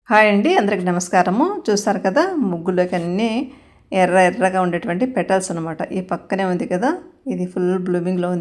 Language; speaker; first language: Telugu; native; Telugu